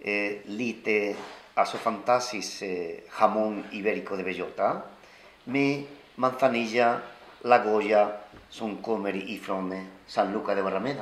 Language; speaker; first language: Swedish; non-native, fluent; Spanish